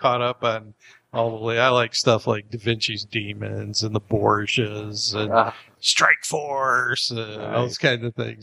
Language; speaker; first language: English; native; English